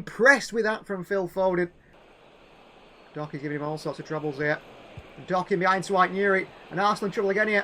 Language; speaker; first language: English; native; English